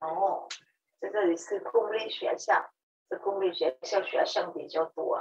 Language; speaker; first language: Chinese; non-native, learner; Vietnamese